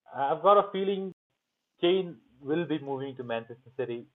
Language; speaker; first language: English; non-native, local second language; Nepali